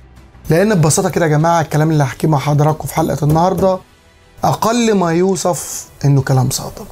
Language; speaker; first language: Arabic; native; Arabic